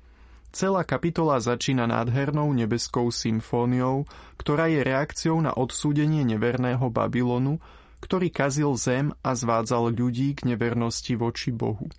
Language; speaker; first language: Slovak; native; Slovak